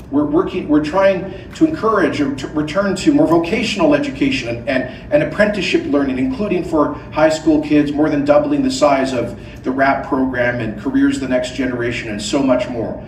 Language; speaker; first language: English; native; English